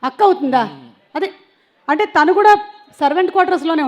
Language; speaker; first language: Telugu; native; Telugu